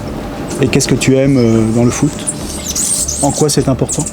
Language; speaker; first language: French; native; French